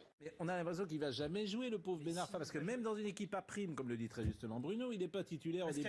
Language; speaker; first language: French; native; French